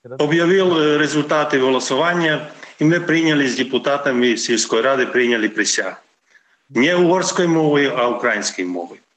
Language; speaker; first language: Ukrainian; non-native, local second language; Hungarian